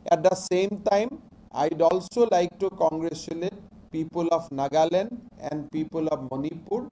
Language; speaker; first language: English; non-native, local second language; Assamese